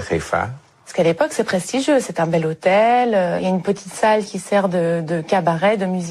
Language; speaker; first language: French; native; French